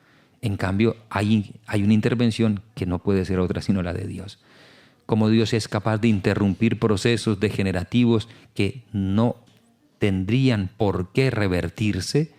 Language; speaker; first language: Spanish; native; Spanish